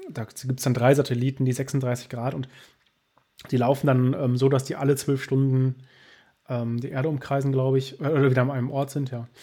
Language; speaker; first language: German; native; German